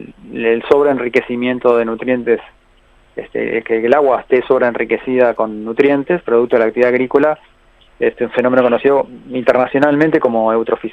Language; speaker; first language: Spanish; native; Spanish